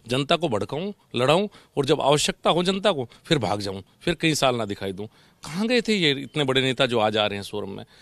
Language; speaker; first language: Hindi; native; Hindi